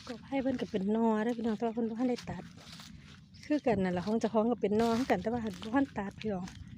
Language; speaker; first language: Thai; native; Thai